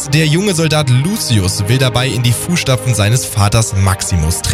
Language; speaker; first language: German; native; German